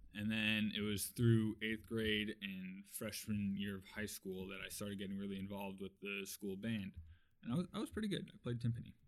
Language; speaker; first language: English; native; English